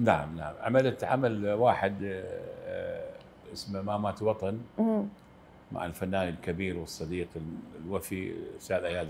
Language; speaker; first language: Arabic; native; Arabic